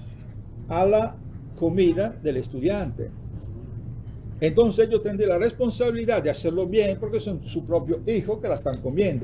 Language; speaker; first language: Spanish; non-native, fluent; Italian